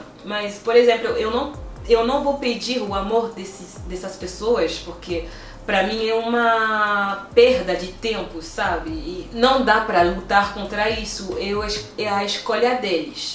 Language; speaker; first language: Portuguese; non-native, fluent; French